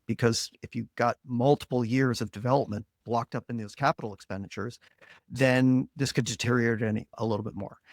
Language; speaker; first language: English; native; English